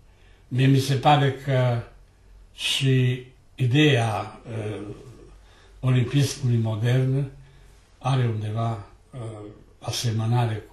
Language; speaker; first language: Romanian; native; Romanian